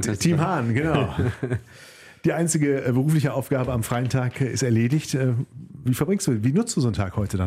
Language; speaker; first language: German; native; German